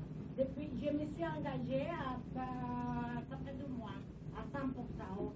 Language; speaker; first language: French; non-native, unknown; Spanish